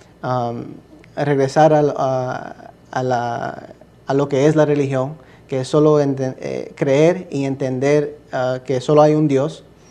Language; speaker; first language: Spanish; early bilingual, heritage; Spanish